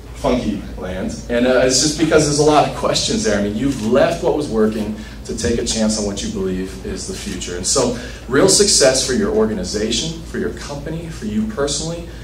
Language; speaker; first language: English; native; English